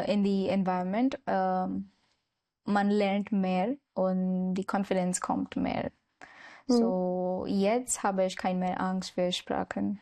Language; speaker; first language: German; non-native, learner; Marathi